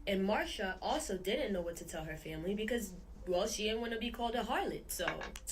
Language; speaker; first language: English; native; English